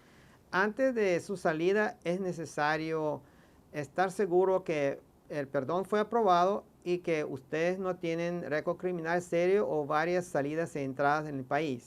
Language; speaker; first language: Spanish; non-native, fluent; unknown